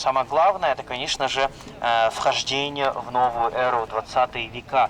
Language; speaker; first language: Russian; native; Russian